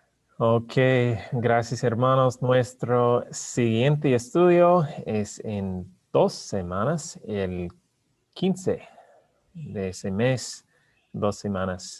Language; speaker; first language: Spanish; non-native, learner; English